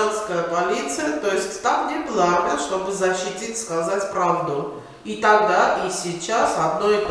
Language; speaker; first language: Russian; non-native, fluent; Armenian